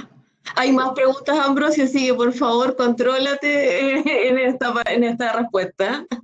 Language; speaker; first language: Spanish; native; Spanish